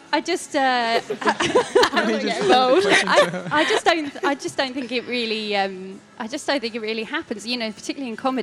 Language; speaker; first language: English; native; English